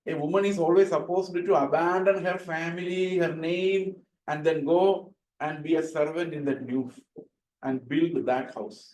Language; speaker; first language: English; non-native, local second language; Malayalam